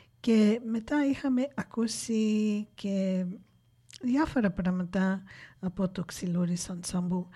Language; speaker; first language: Greek; early bilingual, heritage; Greek